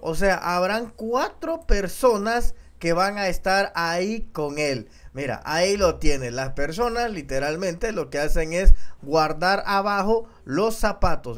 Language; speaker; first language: Spanish; native; Spanish